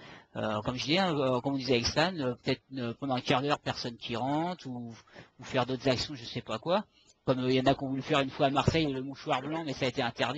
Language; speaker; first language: French; native; French